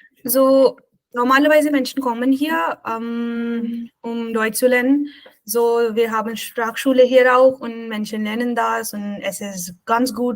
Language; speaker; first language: German; non-native, learner; Hindi